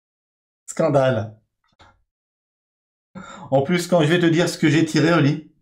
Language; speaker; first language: French; native; French